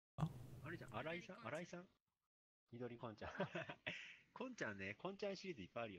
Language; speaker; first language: Japanese; native; Japanese